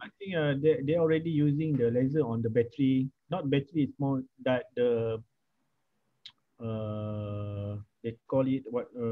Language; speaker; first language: English; non-native, local second language; Malay